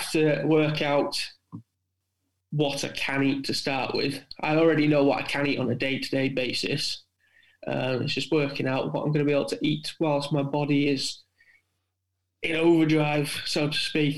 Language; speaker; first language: English; native; English